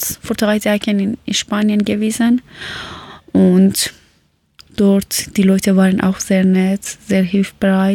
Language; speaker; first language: German; early bilingual, other home language; Persian